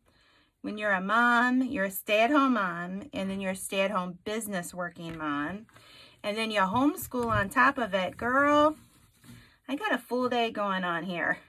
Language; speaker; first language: English; native; English